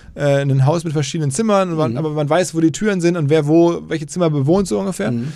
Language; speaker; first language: German; native; German